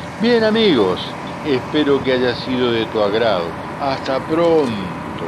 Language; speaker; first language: Spanish; native; Spanish